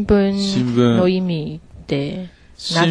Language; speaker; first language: Japanese; non-native, learner; Chinese